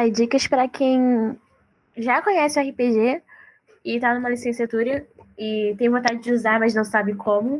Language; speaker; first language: Portuguese; native; Portuguese